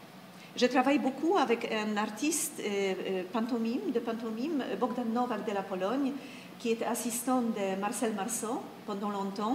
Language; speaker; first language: French; non-native, fluent; Polish